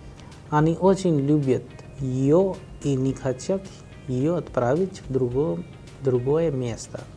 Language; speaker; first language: Russian; non-native, fluent; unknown